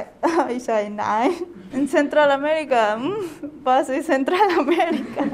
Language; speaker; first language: German; non-native, fluent; Spanish